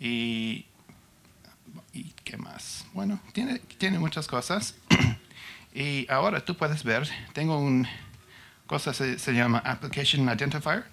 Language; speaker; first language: Spanish; non-native, learner; English